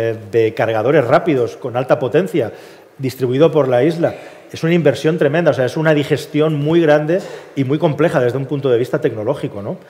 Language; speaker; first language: Spanish; native; Spanish